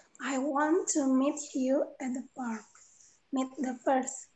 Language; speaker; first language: English; non-native, learner; Indonesian